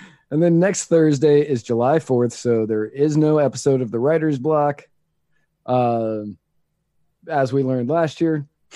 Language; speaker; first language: English; native; English